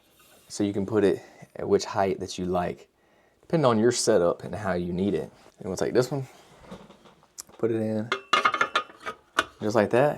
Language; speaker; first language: English; native; English